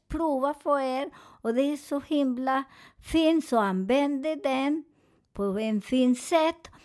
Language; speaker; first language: Swedish; non-native, fluent; Spanish